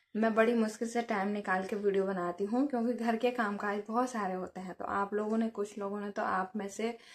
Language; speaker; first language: Hindi; native; Hindi